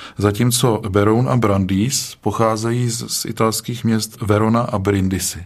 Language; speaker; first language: Czech; native; Czech